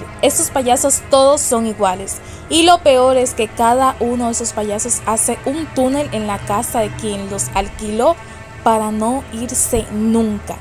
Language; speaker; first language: Spanish; native; Spanish